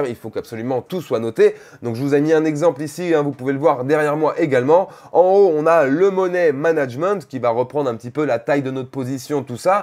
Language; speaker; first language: French; native; French